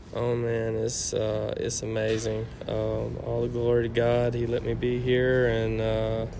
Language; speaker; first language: English; native; English